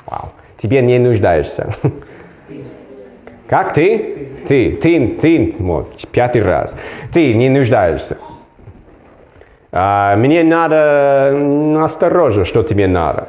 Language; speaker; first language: Russian; non-native, learner; English